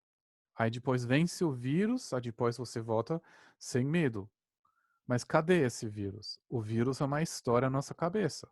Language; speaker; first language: Portuguese; non-native, fluent; German